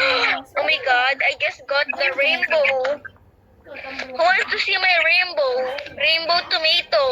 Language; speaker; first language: English; non-native, local second language; Filipino